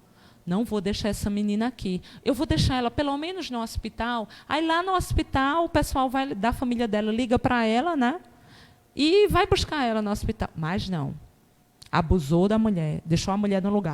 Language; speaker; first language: Portuguese; native; Portuguese